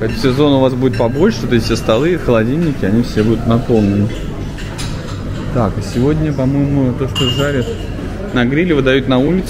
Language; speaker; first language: Russian; native; Russian